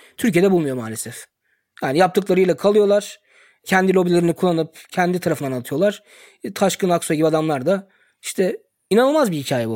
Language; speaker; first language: Turkish; early bilingual, heritage; Turkish